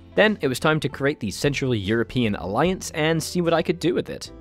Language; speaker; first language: English; native; English